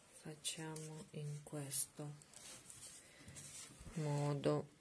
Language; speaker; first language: Italian; non-native, learner; Russian